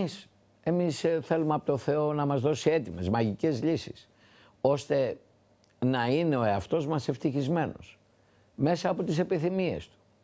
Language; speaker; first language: Greek; native; Greek